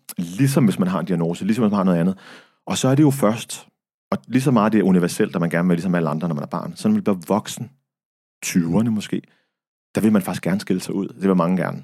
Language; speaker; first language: Danish; early bilingual, other home language; Arabic